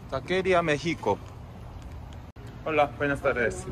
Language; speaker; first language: Spanish; non-native, learner; Korean